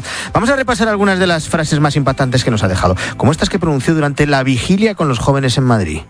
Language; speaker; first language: Spanish; native; Spanish